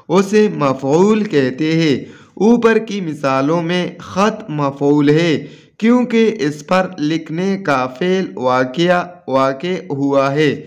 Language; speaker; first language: Urdu; non-native, local second language; Pashto